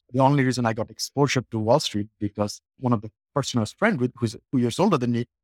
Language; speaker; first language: English; non-native, local second language; Bangla